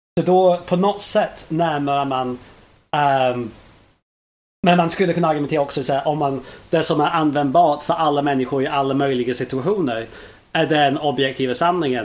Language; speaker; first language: Swedish; non-native, fluent; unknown